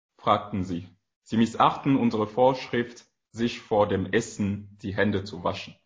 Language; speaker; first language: German; non-native, fluent; French